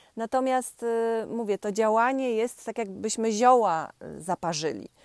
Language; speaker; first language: Polish; native; Polish